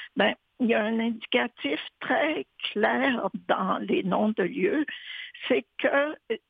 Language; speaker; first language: French; native; French